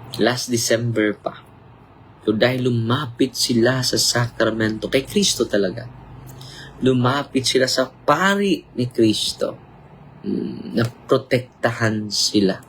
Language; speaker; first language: Filipino; non-native, local second language; Cebuano